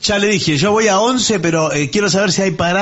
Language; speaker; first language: Spanish; native; Spanish